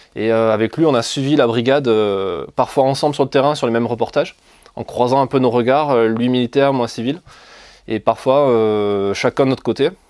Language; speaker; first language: French; native; French